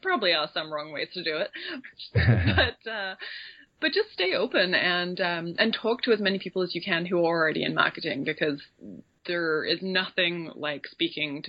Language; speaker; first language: English; native; English